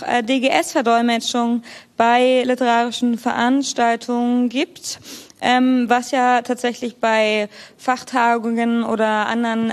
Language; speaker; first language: German; native; German